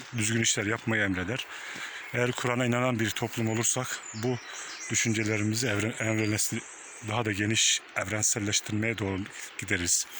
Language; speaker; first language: Turkish; native; Turkish